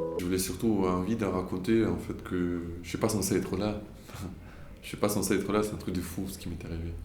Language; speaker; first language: French; non-native, fluent; Russian